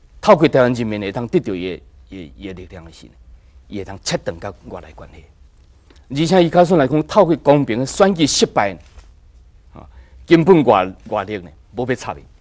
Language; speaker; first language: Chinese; non-native, local second language; Min Nan Chinese